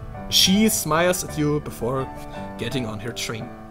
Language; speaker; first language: English; non-native, fluent; German